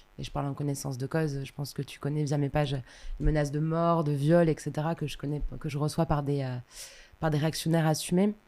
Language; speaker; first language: French; native; French